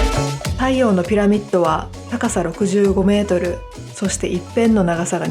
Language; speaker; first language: Japanese; native; Japanese